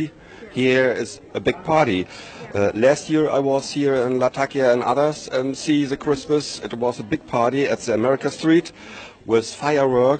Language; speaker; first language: English; non-native, learner; German